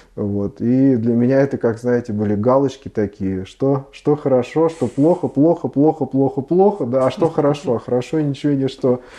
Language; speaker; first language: Russian; native; Russian